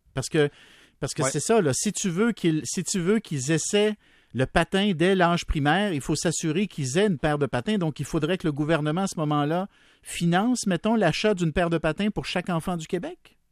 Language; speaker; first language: French; native; French